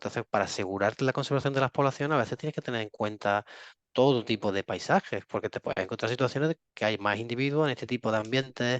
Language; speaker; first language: Spanish; native; Spanish